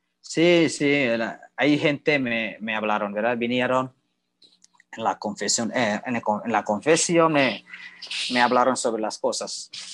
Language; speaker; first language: Spanish; non-native, learner; Indonesian